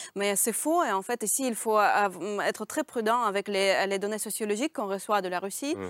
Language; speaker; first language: French; non-native, fluent; Russian